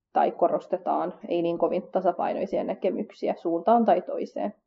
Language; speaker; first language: Finnish; early bilingual, other home language; Kurdish